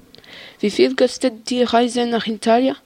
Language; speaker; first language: German; non-native, learner; French